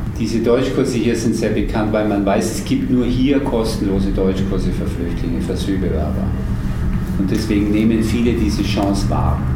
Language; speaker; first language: German; native; German